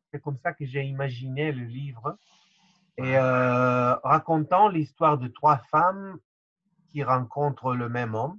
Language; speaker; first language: French; non-native, fluent; Hebrew